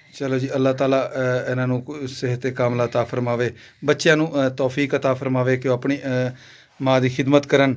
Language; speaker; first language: Urdu; non-native, local second language; Punjabi